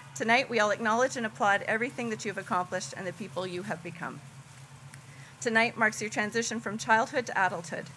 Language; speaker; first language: English; native; English